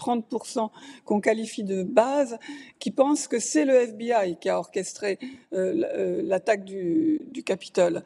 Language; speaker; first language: French; native; French